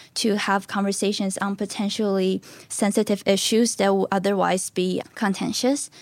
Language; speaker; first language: English; non-native, fluent; Chinese